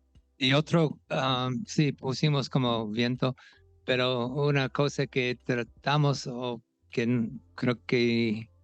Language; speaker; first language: Spanish; non-native, local second language; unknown